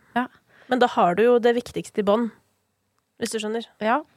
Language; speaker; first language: Norwegian; native; Norwegian